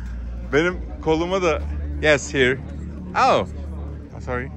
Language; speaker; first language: Turkish; native; Turkish